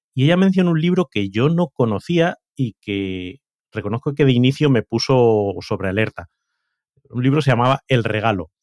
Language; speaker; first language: Spanish; native; Spanish